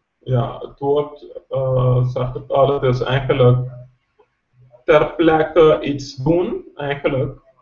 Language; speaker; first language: Dutch; non-native, local second language; Papiamento